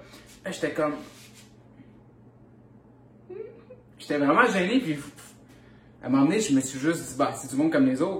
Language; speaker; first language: French; native; French